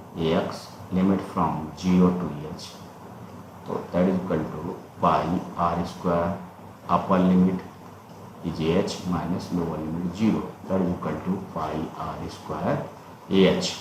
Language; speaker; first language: English; non-native, local second language; Hindi